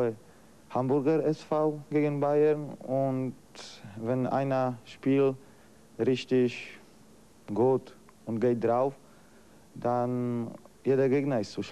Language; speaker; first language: German; non-native, learner; Polish